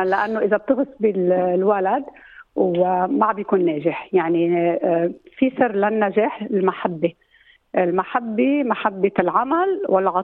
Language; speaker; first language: Arabic; native; Arabic